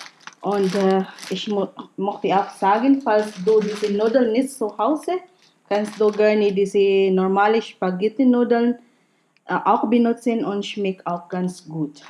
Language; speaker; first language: German; non-native, learner; Filipino